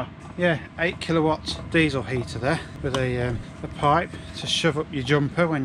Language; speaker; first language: English; native; English